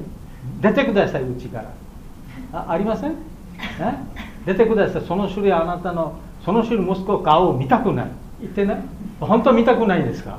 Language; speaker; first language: Japanese; non-native, learner; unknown